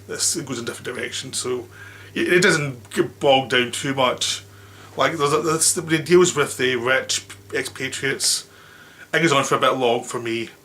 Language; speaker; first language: English; native; English